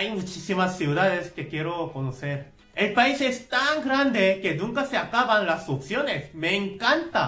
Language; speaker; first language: Spanish; non-native, fluent; Korean